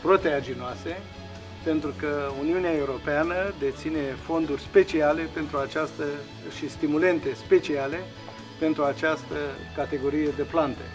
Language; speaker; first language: Romanian; native; Romanian